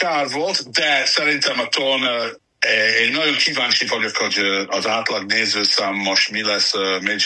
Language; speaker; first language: Hungarian; non-native, learner; English